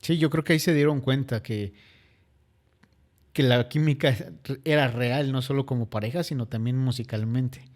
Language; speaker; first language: Spanish; native; Spanish